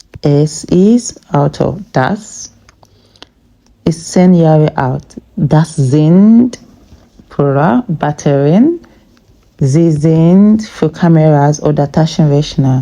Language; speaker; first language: German; non-native, fluent; English